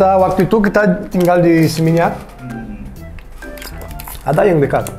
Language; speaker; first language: Indonesian; non-native, learner; Portuguese